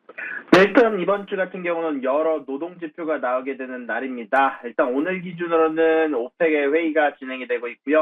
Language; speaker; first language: Korean; native; Korean